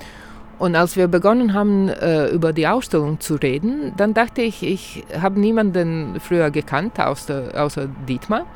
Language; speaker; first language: German; non-native, fluent; Croatian